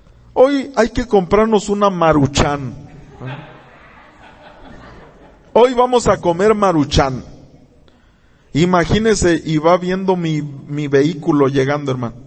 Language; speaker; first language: Spanish; native; Spanish